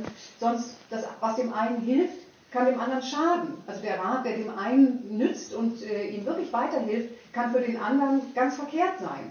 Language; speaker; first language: German; native; German